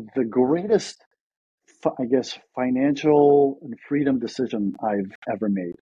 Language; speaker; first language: English; early bilingual, other home language; Russian